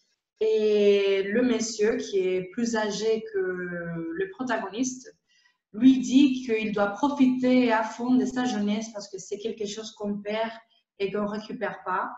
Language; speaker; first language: French; non-native, fluent; Spanish